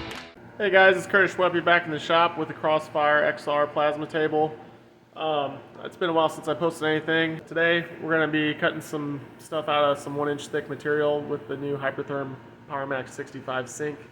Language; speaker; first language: English; native; English